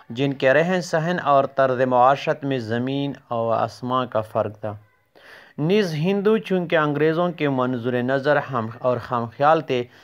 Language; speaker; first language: Urdu; non-native, local second language; Pashto